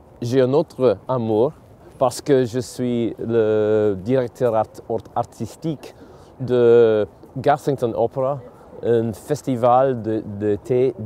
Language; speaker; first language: French; non-native, fluent; English